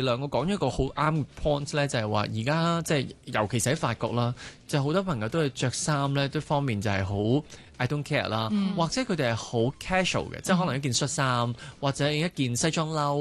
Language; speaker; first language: Cantonese; native; Cantonese